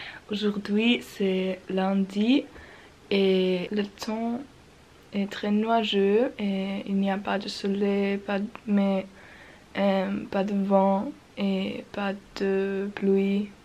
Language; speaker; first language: French; non-native, learner; German